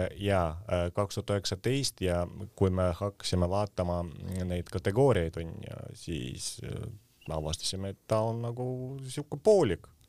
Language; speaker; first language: Estonian; non-native, local second language; Russian